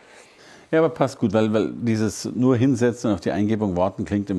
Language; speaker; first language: German; native; German